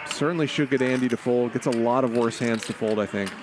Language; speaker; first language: English; native; English